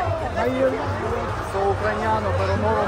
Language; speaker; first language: Portuguese; non-native, learner; Russian